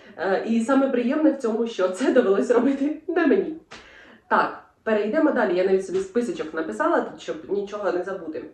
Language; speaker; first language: Ukrainian; non-native, local second language; Russian